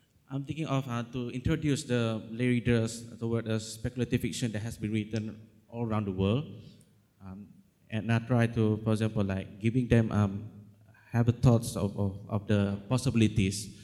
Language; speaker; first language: English; non-native, local second language; Malay